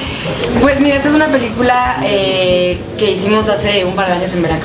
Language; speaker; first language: Spanish; native; Spanish